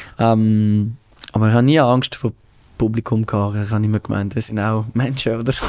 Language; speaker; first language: German; non-native, local second language; French